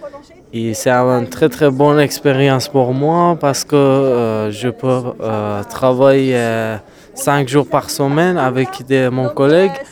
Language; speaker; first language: French; non-native, learner; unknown